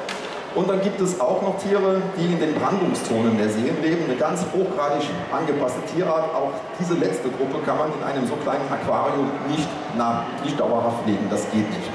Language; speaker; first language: German; native; German